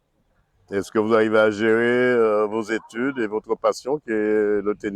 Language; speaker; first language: French; native; French